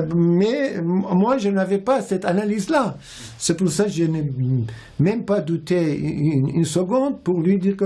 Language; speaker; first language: French; non-native, fluent; Persian